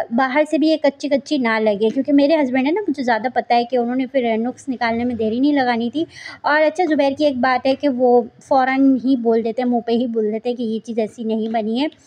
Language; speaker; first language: Hindi; native; Hindi